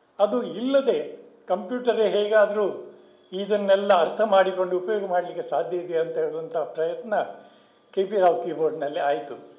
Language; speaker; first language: Kannada; non-native, local second language; Tulu